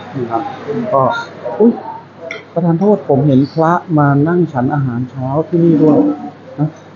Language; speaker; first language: Thai; native; Thai